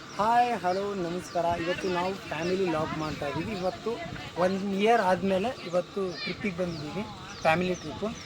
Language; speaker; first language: Kannada; non-native, local second language; Urdu